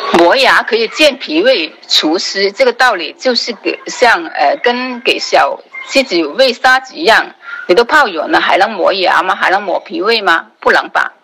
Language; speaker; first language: Chinese; native; Chinese